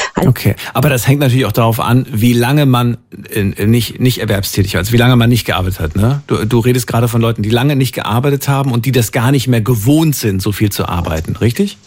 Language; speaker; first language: German; native; German